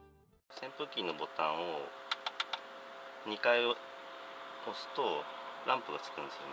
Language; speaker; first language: Japanese; native; Japanese